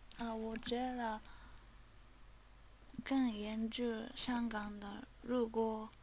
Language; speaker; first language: Chinese; non-native, learner; Japanese